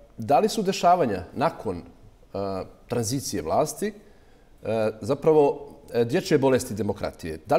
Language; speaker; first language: Serbian; native; Serbian